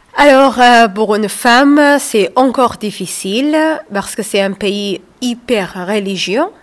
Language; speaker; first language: French; non-native, learner; Somali